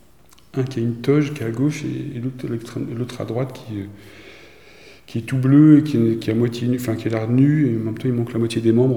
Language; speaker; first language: French; native; French